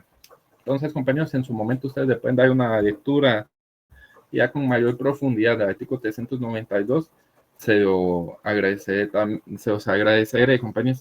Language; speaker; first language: Spanish; native; Spanish